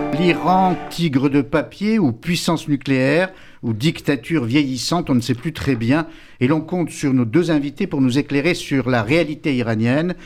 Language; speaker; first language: French; native; French